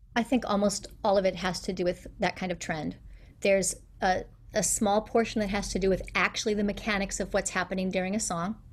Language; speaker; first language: English; native; English